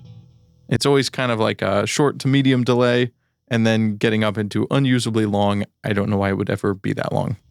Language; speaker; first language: English; native; English